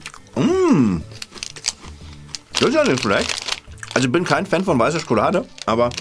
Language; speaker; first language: German; native; German